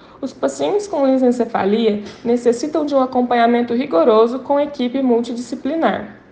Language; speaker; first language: Portuguese; native; Portuguese